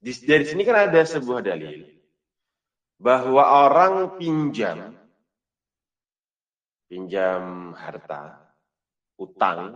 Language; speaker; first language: Indonesian; native; Indonesian